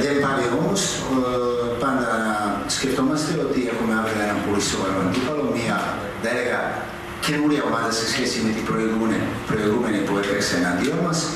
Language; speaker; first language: Greek; non-native, fluent; Serbian